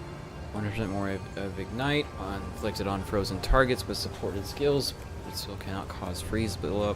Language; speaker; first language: English; native; English